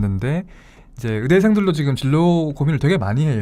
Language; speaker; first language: Korean; native; Korean